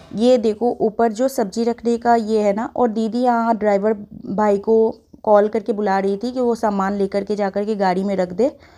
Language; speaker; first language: Hindi; non-native, local second language; Bangla